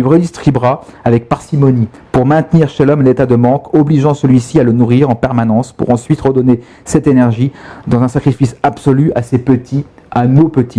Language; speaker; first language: French; native; French